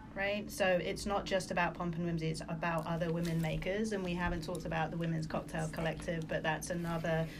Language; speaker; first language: English; early bilingual, other home language; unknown